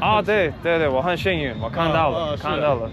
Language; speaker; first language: Chinese; non-native, learner; English